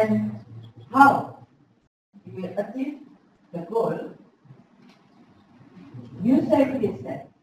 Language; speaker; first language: English; non-native, fluent; Indonesian